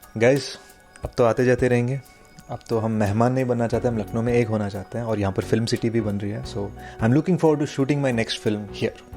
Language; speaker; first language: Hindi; non-native, fluent; Telugu